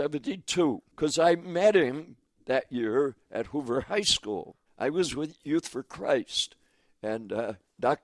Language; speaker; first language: English; native; English